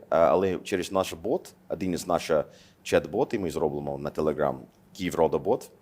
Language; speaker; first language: Ukrainian; non-native, fluent; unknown